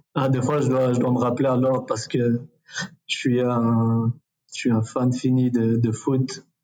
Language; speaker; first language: French; early bilingual, other home language; Arabic